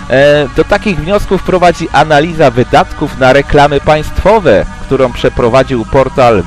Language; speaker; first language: Polish; native; Polish